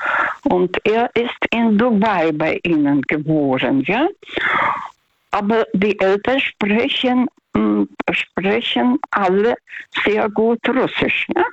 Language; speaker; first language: German; non-native, fluent; Russian